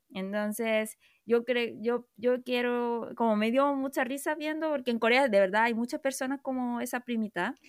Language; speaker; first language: Spanish; non-native, fluent; Korean